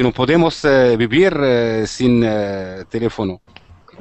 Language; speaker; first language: Spanish; non-native, learner; Arabic